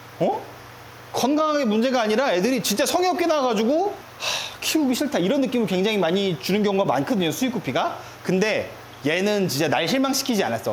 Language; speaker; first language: Korean; native; Korean